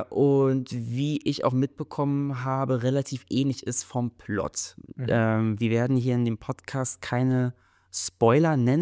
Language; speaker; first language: German; native; German